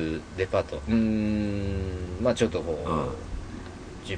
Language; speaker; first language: Japanese; native; Japanese